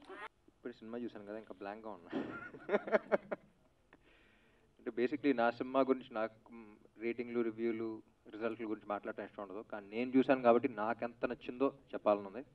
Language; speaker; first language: Telugu; native; Telugu